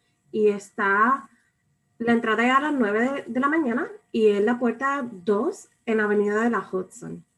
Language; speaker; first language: Spanish; early bilingual, other home language; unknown